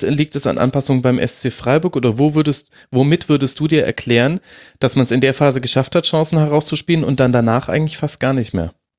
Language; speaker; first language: German; native; German